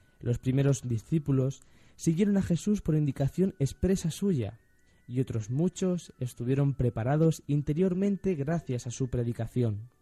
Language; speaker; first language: Spanish; native; Spanish